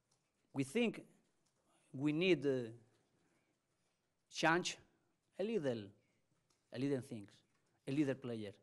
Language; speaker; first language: English; non-native, learner; Spanish